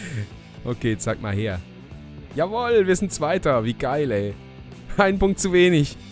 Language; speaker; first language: German; native; German